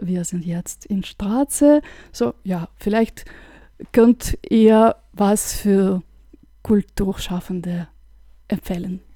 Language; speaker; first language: German; non-native, learner; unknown